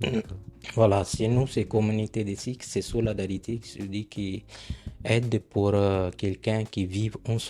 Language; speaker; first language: French; non-native, learner; Punjabi